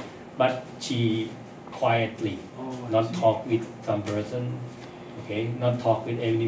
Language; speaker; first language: English; non-native, learner; Thai